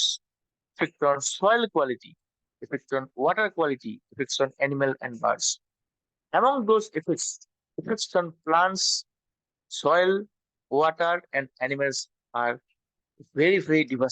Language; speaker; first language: English; non-native, local second language; Bangla